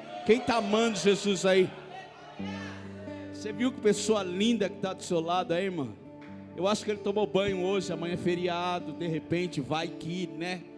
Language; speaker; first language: Portuguese; native; Portuguese